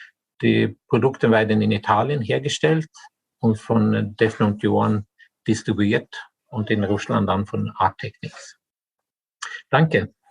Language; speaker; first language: German; non-native, fluent; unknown